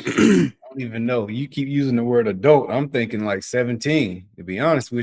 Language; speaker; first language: English; native; English